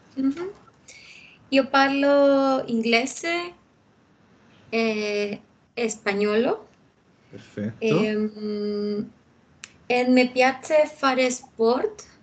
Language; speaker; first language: Italian; non-native, learner; Spanish